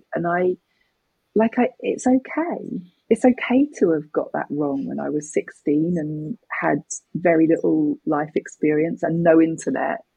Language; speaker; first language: English; native; English